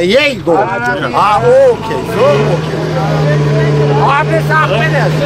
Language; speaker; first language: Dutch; non-native, learner; Armenian